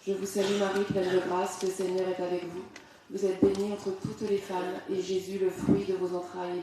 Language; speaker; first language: French; native; French